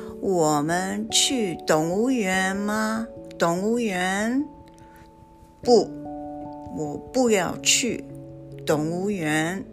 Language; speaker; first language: Chinese; non-native, fluent; English